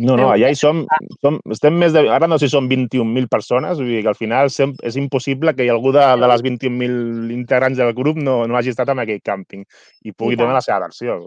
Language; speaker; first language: Catalan; native; Catalan